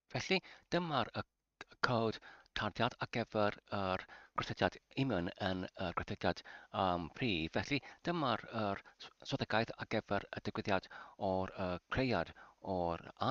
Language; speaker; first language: Welsh; non-native, learner; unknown